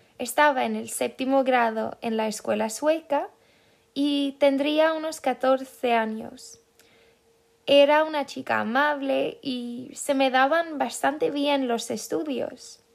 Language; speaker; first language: Spanish; non-native, fluent; Swedish